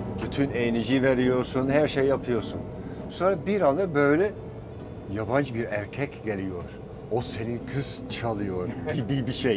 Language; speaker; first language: Turkish; non-native, fluent; Dutch